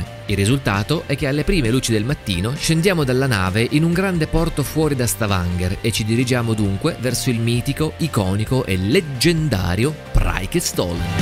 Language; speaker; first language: Italian; native; Italian